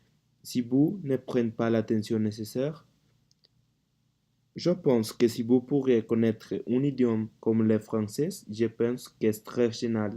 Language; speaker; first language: French; non-native, learner; Spanish